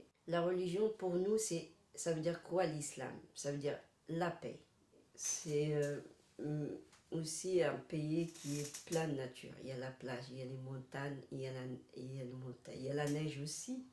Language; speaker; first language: French; non-native, local second language; Arabic